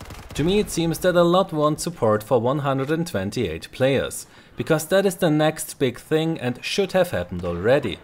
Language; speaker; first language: English; non-native, fluent; German